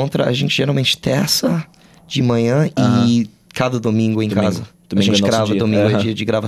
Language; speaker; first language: Portuguese; non-native, fluent; English